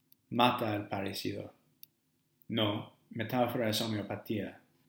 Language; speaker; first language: Spanish; non-native, fluent; English